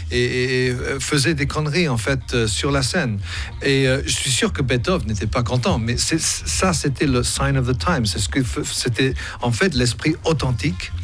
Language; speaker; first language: French; non-native, fluent; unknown